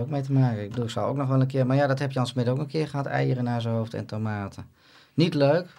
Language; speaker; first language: Dutch; native; Dutch